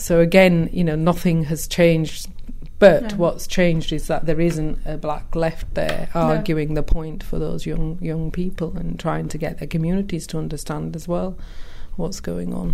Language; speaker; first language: English; early bilingual, other home language; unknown